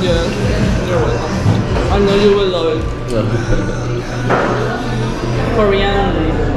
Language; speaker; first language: English; non-native, learner; Spanish